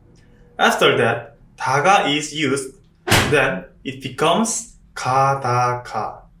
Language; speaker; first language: English; non-native, fluent; Korean